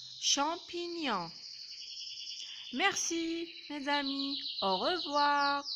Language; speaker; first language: French; non-native, local second language; Arabic